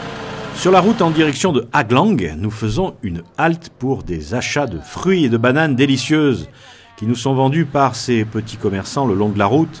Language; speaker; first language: French; native; French